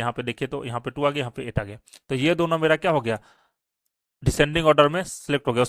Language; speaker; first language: Hindi; native; Hindi